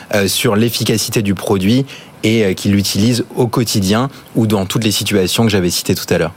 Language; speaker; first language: French; early bilingual, other home language; English